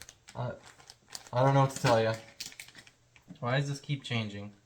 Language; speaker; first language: English; native; English